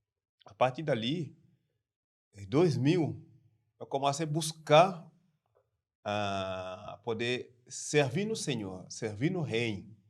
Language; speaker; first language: Portuguese; non-native, learner; French